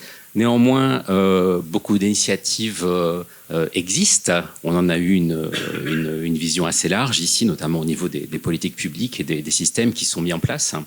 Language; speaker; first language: French; native; French